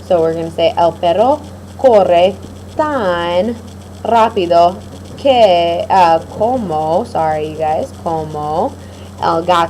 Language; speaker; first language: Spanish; non-native, fluent; English